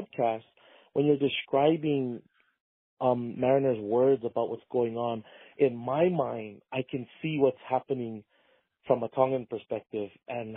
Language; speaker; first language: English; native; English